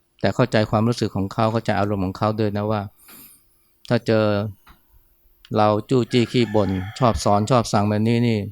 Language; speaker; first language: Thai; native; Thai